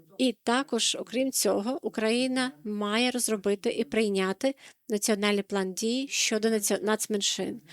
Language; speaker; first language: Ukrainian; non-native, fluent; Dutch